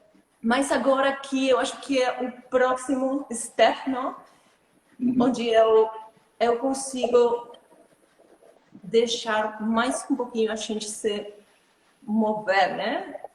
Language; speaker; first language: Portuguese; non-native, fluent; Spanish